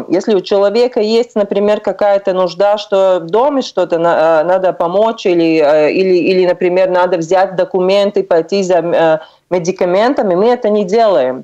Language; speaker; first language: Russian; non-native, local second language; Latvian